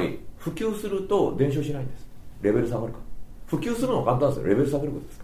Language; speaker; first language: Japanese; native; Japanese